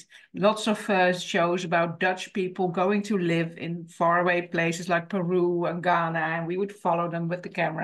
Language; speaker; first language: English; non-native, fluent; Dutch